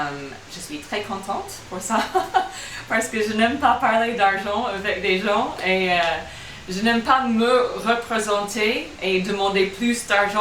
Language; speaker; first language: French; non-native, fluent; English